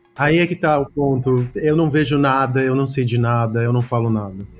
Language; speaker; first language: Portuguese; early bilingual, other home language; Spanish